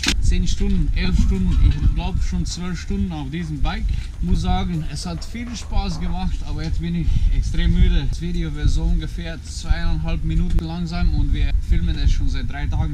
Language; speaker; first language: German; non-native, learner; Slovenian